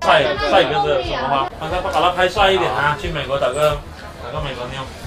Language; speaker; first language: Chinese; native; Chinese